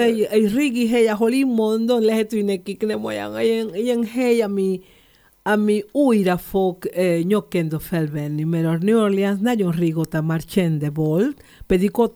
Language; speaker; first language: Hungarian; non-native, learner; Spanish